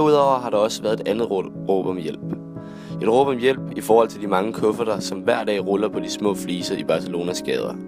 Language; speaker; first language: Danish; native; Danish